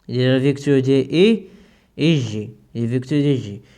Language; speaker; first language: French; non-native, local second language; Arabic